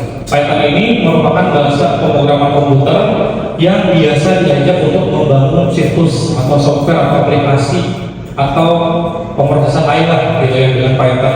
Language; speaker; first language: Indonesian; native; Indonesian